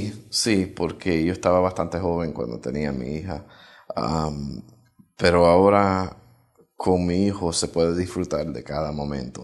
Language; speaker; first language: Spanish; early bilingual, heritage; Spanish